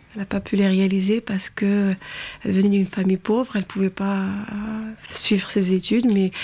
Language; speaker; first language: French; non-native, local second language; Arabic